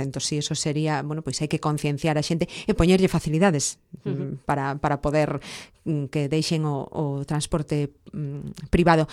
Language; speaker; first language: Galician; non-native, local second language; Spanish